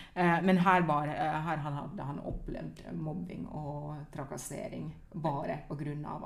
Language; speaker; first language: Norwegian; non-native, fluent; Finnish